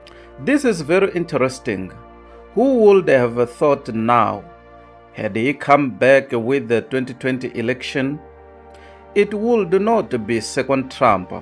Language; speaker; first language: English; non-native, local second language; Tsonga